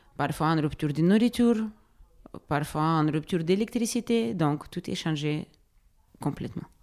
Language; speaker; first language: French; non-native, fluent; Ukrainian